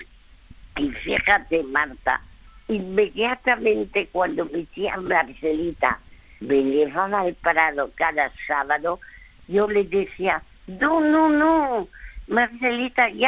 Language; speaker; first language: Spanish; early bilingual, other home language; French